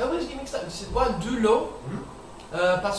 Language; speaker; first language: French; non-native, learner; English